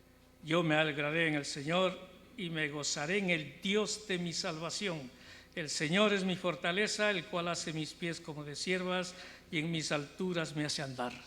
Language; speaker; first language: Spanish; native; Spanish